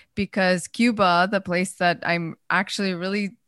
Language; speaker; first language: English; early bilingual, other home language; Spanish